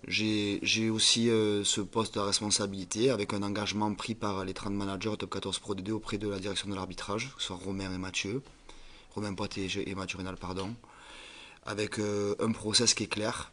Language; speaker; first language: French; native; French